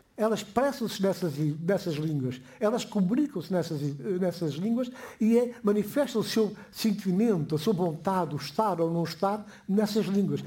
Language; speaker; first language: Portuguese; non-native, local second language; Upper Guinea Crioulo